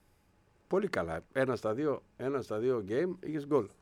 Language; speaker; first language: Greek; native; Greek